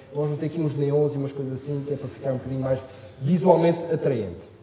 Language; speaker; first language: Portuguese; non-native, fluent; French